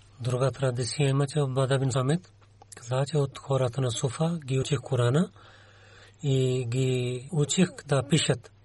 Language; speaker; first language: Bulgarian; non-native, learner; Urdu